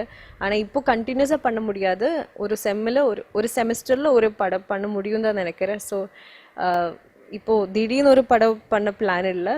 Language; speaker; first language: Tamil; non-native, learner; Malayalam